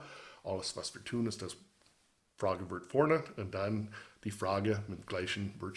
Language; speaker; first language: German; non-native, fluent; English